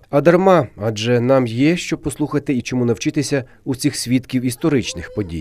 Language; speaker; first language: Ukrainian; native; Ukrainian